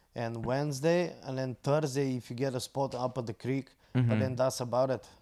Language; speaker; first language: English; non-native, fluent; Bulgarian